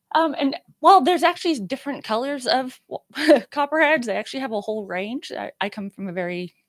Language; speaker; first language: English; native; English